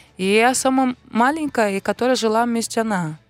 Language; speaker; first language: Russian; non-native, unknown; Portuguese